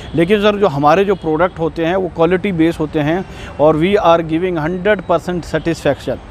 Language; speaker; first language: Hindi; native; Hindi